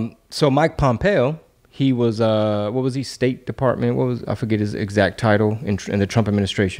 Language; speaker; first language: English; early bilingual, other home language; Spanish